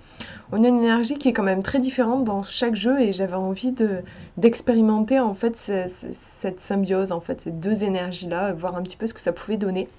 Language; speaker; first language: French; native; French